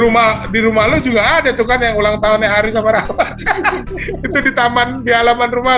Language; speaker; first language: Indonesian; native; Indonesian